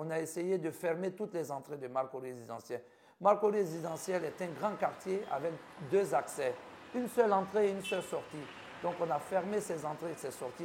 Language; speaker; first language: French; native; French